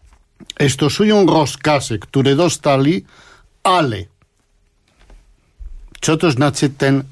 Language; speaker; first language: Polish; non-native, fluent; Spanish